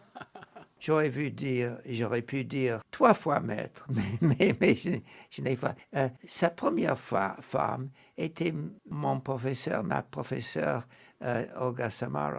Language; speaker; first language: French; non-native, fluent; English